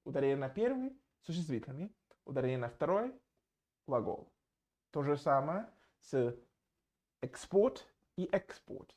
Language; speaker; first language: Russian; non-native, fluent; English